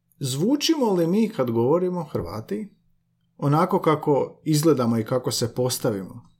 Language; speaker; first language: Croatian; native; Croatian